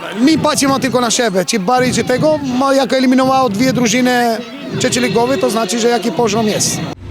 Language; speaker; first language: Polish; non-native, fluent; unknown